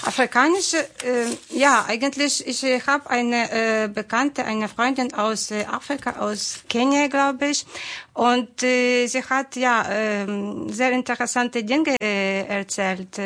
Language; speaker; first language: German; non-native, fluent; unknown